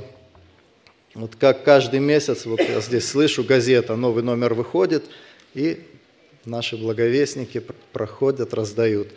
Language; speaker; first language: Russian; native; Russian